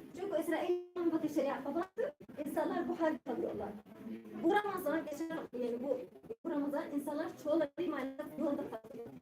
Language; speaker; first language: Turkish; non-native, learner; Arabic